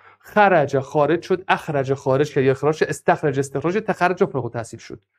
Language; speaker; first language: Persian; non-native, local second language; Azerbaijani